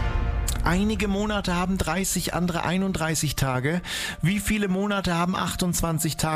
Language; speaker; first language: German; native; German